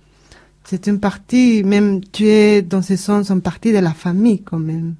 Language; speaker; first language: French; non-native, learner; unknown